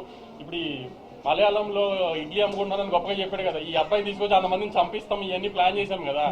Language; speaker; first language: Telugu; native; Telugu